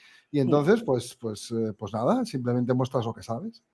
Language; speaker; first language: Spanish; native; Spanish